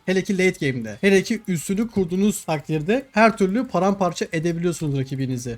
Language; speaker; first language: Turkish; native; Turkish